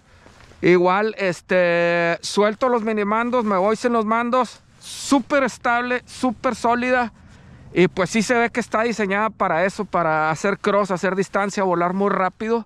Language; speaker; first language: Spanish; native; Spanish